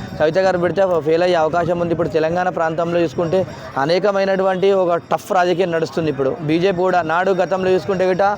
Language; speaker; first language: Telugu; native; Telugu